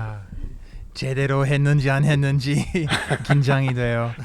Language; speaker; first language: Korean; non-native, fluent; English